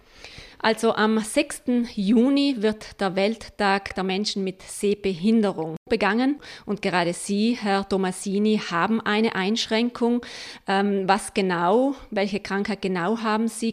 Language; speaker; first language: German; native; German